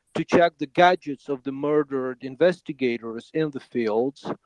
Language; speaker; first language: English; non-native, fluent; Ukrainian